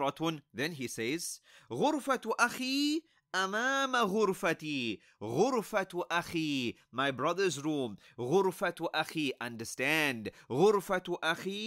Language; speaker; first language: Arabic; non-native, fluent; English